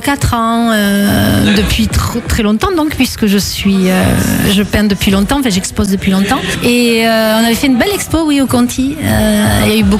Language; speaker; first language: French; native; French